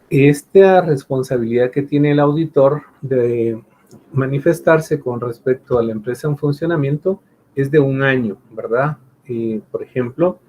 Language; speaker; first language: Spanish; native; Spanish